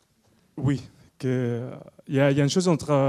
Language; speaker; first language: French; non-native, learner; Spanish